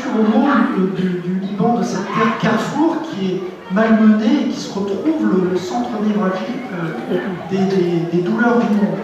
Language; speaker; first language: French; native; French